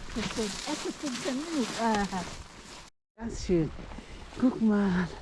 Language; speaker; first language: Turkish; native; Turkish